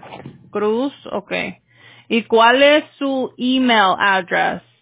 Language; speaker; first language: Spanish; early bilingual, heritage; Spanish